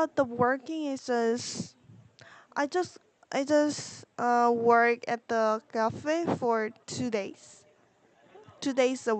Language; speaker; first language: English; non-native, learner; Korean